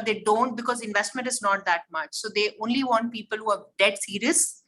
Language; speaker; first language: English; non-native, local second language; Hindi